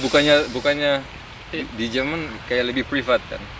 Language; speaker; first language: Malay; early bilingual, other home language; German